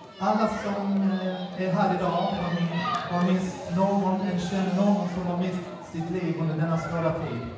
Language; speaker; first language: Swedish; early bilingual, other home language; Assyrian Neo-Aramaic